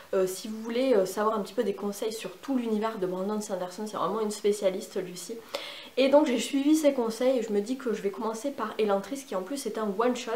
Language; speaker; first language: French; native; French